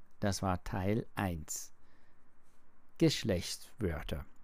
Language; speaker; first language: German; non-native, learner; English